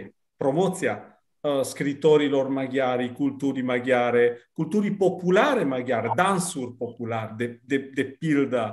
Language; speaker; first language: Romanian; non-native, fluent; Italian